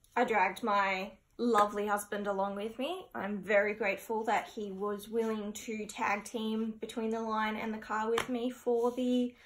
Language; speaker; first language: English; native; English